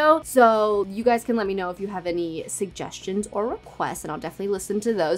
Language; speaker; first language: English; native; English